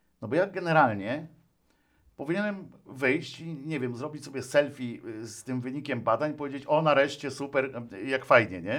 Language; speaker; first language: Polish; native; Polish